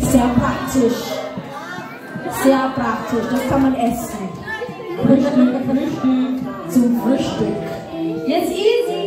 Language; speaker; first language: German; non-native, learner; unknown